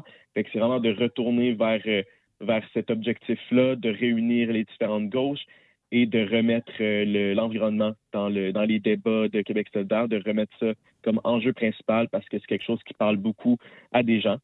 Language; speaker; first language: French; native; French